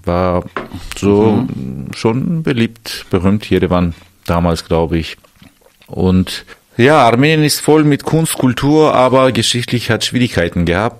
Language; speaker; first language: German; non-native, fluent; Armenian